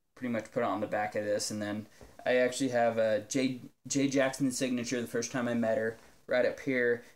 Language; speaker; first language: English; native; English